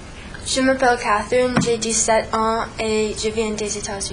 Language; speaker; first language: French; non-native, learner; English